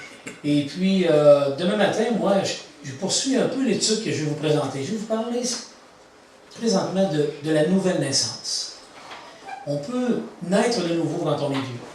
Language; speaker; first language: French; native; French